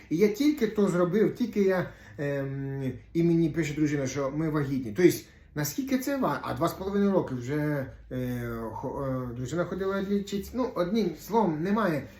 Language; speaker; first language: Ukrainian; non-native, local second language; Russian